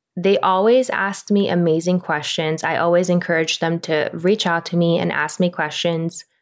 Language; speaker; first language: English; non-native, fluent; Romanian